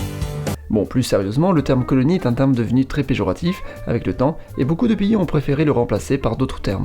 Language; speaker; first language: French; native; French